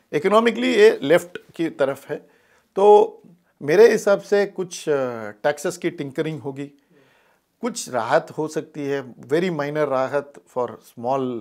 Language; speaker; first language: Hindi; non-native, local second language; Tamil